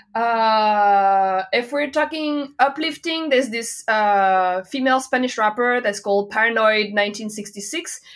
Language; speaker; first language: English; non-native, fluent; French